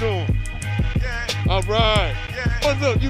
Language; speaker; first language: English; native; English